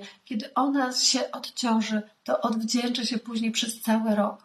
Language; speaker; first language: Polish; native; Polish